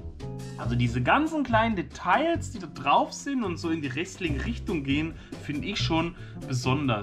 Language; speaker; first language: German; native; German